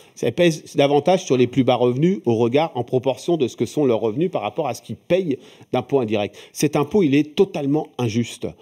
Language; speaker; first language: French; native; French